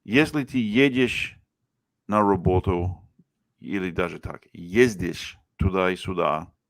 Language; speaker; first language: Russian; non-native, fluent; English